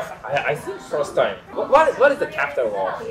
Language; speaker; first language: English; non-native, learner; Japanese